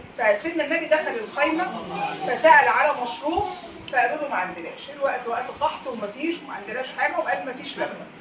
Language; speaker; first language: Egyptian Arabic; native; Egyptian Arabic